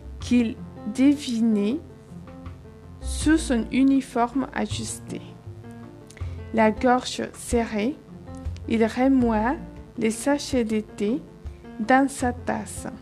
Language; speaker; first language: French; non-native, fluent; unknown